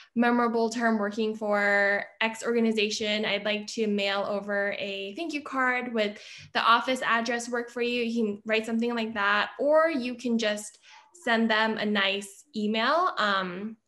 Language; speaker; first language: English; native; English